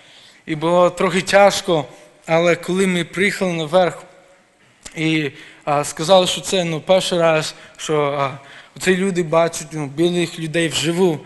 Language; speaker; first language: Ukrainian; early bilingual, heritage; Ukrainian